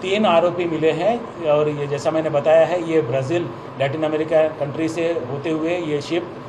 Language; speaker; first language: Hindi; non-native, local second language; Gujarati